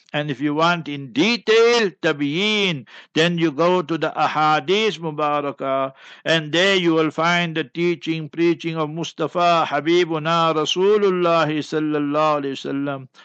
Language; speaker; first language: English; native; English